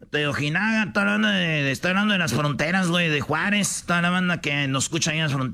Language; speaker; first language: Spanish; native; Spanish